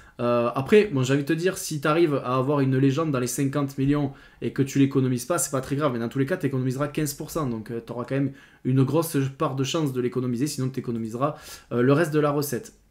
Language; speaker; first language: French; native; French